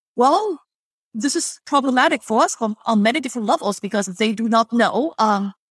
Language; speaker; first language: English; non-native, fluent; Chinese